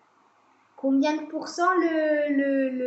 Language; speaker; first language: French; native; French